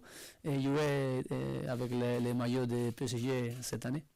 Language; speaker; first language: French; non-native, learner; Spanish